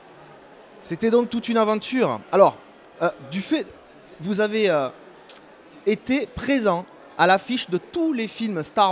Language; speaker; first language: French; native; French